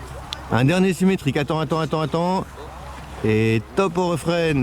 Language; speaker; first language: French; native; French